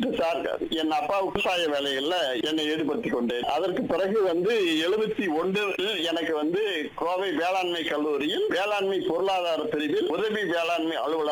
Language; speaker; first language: Tamil; native; Tamil